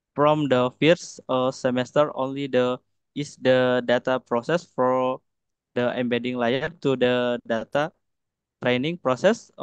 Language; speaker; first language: English; non-native, learner; Indonesian